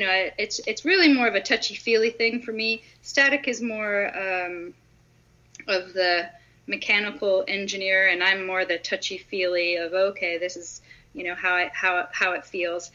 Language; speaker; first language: English; native; English